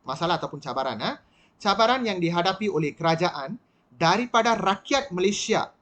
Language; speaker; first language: Malay; non-native, local second language; Tamil